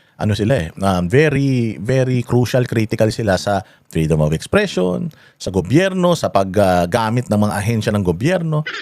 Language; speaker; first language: Filipino; native; Filipino